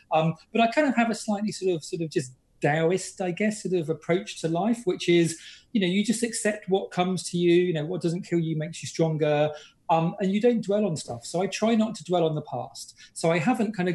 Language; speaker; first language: English; native; English